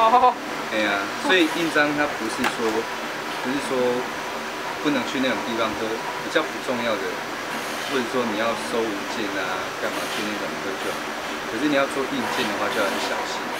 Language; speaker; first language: Chinese; native; Chinese